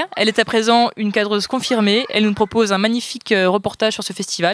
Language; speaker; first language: French; native; French